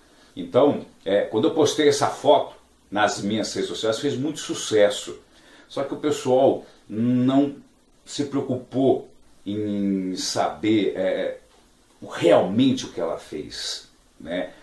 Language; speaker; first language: Portuguese; native; Portuguese